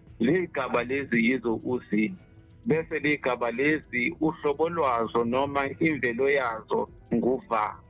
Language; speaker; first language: Zulu; native; Zulu